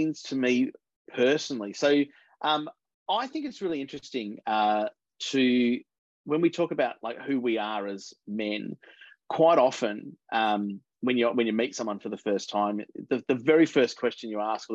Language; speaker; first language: English; native; English